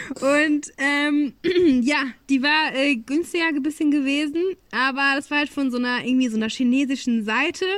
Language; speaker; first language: German; native; German